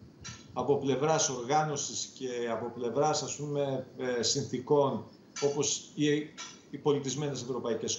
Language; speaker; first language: Greek; native; Greek